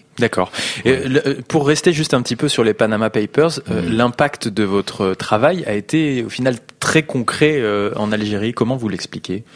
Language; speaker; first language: French; native; French